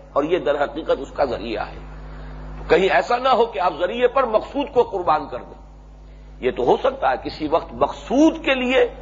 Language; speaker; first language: Urdu; native; Urdu